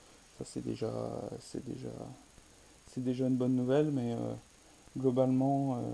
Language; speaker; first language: French; native; French